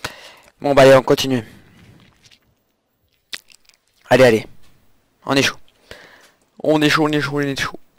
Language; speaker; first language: French; native; French